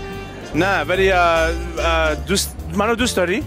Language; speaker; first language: Persian; early bilingual, heritage; Persian